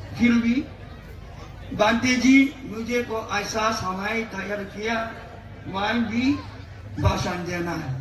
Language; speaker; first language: Hindi; non-native, learner; Japanese